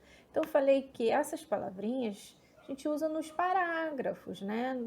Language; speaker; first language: Portuguese; native; Portuguese